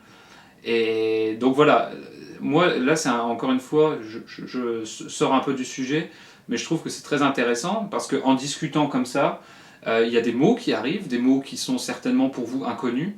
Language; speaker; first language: French; native; French